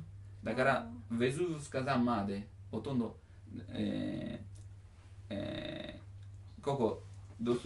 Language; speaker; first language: Japanese; non-native, learner; Italian